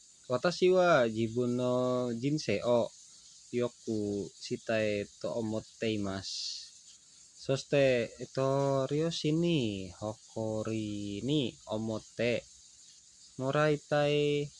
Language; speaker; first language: Japanese; non-native, learner; Indonesian